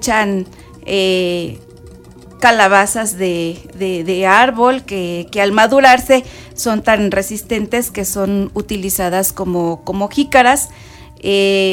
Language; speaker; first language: Spanish; non-native, local second language; Nahuatl languages